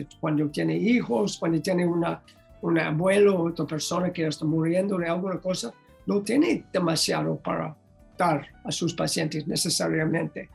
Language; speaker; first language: Spanish; non-native, learner; English